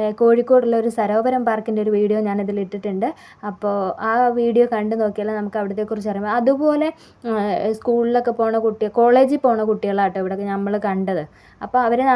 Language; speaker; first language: Malayalam; native; Malayalam